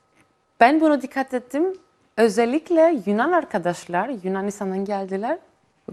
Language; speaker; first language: Turkish; non-native, fluent; Greek